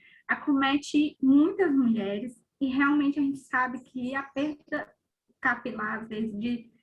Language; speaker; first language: Portuguese; native; Portuguese